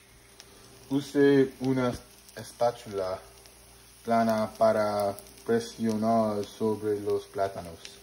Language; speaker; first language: Spanish; non-native, learner; English